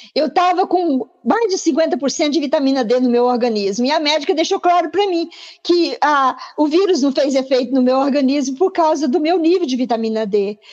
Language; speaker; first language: Portuguese; native; Portuguese